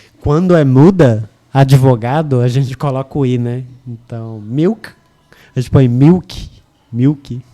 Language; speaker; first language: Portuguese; native; Portuguese